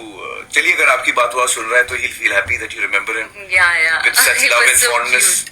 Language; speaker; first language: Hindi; native; Hindi